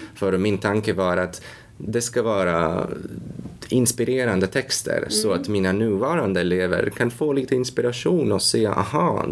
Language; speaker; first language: Swedish; non-native, fluent; Latvian